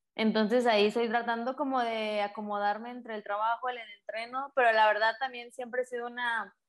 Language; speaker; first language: Spanish; native; Spanish